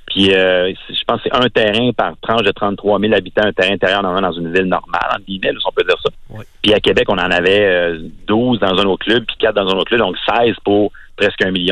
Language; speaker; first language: French; native; French